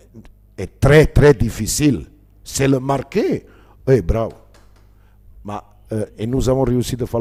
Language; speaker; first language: French; non-native, learner; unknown